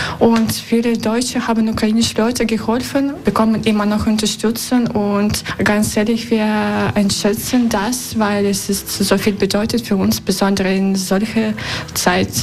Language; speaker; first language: German; non-native, learner; Russian